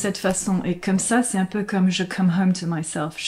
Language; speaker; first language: French; non-native, fluent; English